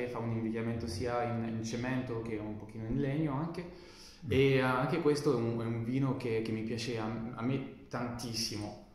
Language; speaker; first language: Italian; non-native, fluent; French